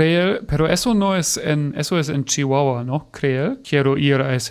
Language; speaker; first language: Spanish; non-native, fluent; German